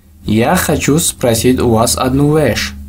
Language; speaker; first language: Russian; non-native, local second language; Tajik